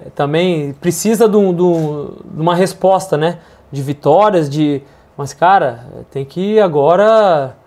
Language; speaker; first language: Portuguese; native; Portuguese